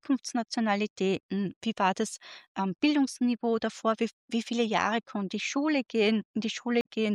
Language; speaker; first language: German; native; German